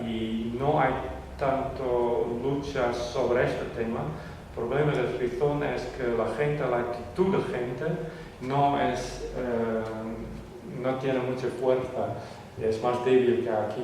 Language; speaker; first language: Spanish; non-native, fluent; Western Frisian